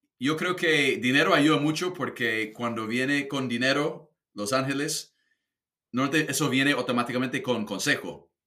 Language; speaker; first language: Spanish; non-native, fluent; English